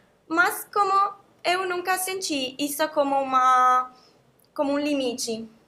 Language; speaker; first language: Portuguese; non-native, fluent; Italian